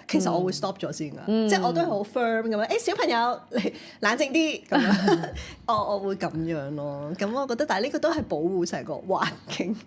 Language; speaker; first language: Cantonese; early bilingual, heritage; Cantonese